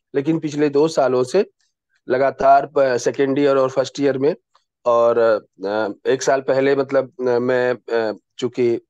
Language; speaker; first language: Hindi; native; Hindi